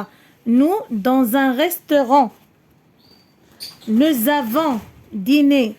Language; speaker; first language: French; non-native, local second language; Arabic